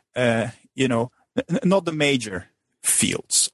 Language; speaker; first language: English; non-native, fluent; Dutch